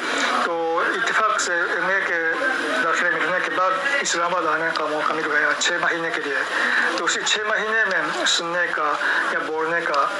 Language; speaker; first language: Hindi; non-native, fluent; Japanese